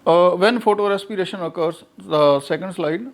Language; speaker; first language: English; non-native, local second language; Punjabi